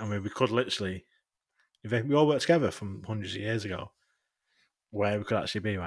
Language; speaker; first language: English; native; English